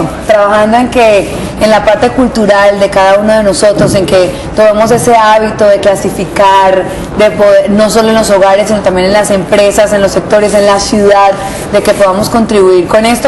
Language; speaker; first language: Spanish; native; Spanish